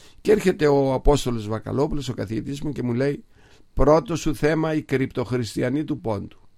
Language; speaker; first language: Greek; non-native, local second language; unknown